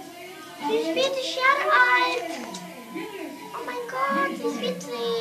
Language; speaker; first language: German; non-native, learner; Czech